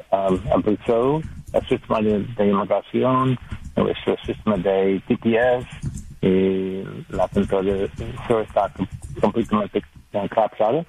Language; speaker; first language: Spanish; non-native, learner; English